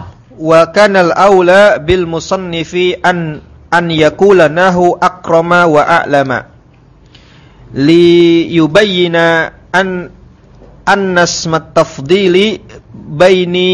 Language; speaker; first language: Arabic; non-native, learner; Indonesian